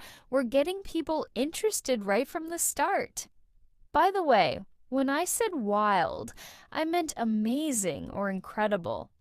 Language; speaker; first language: English; non-native, fluent; Spanish